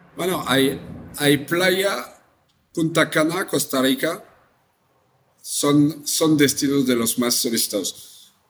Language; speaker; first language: Spanish; non-native, fluent; French